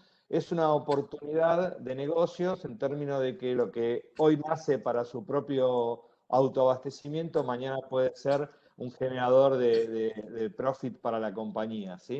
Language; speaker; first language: Spanish; native; Spanish